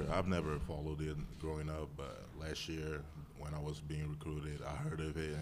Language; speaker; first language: English; non-native, fluent; Portuguese